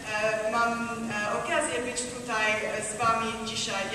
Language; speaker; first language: Polish; non-native, learner; English